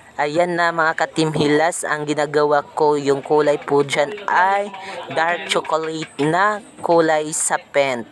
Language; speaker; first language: Filipino; non-native, local second language; Cebuano